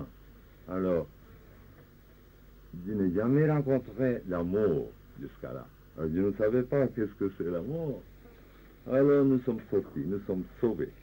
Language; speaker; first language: French; non-native, fluent; Japanese